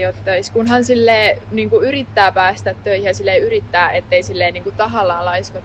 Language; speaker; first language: Finnish; native; Finnish